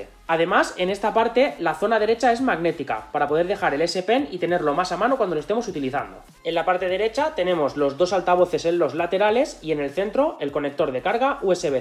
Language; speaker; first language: Spanish; native; Spanish